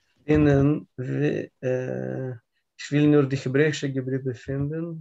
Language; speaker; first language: German; non-native, learner; Russian